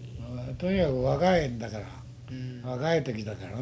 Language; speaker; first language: Japanese; native; Japanese